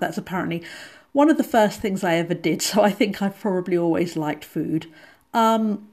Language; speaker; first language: English; native; English